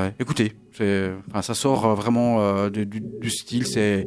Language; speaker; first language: French; native; French